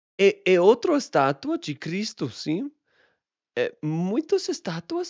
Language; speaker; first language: Portuguese; non-native, learner; English